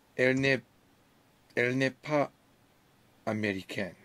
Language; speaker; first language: French; non-native, learner; Chinese